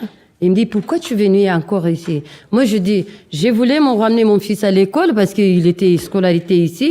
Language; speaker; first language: French; non-native, learner; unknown